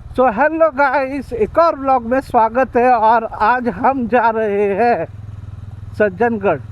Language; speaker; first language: Hindi; non-native, local second language; Marathi